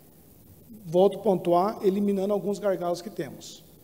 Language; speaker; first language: Portuguese; native; Portuguese